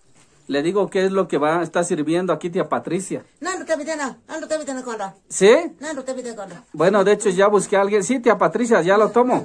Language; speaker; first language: Spanish; native; Spanish